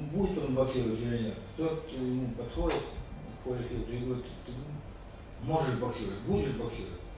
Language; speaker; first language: Russian; native; Russian